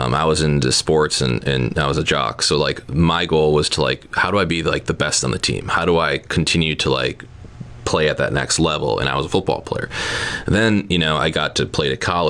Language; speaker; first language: English; native; English